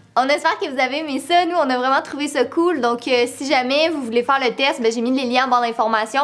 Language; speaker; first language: French; native; French